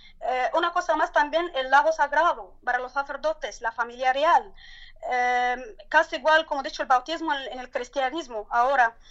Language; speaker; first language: Spanish; non-native, learner; Arabic